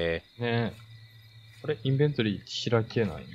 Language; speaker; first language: Japanese; native; Japanese